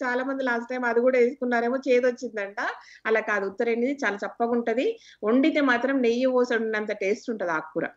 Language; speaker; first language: Telugu; native; Telugu